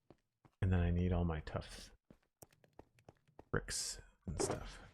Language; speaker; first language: English; native; English